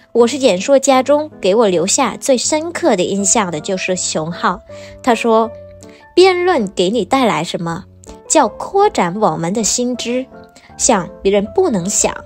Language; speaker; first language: Chinese; non-native, fluent; Vietnamese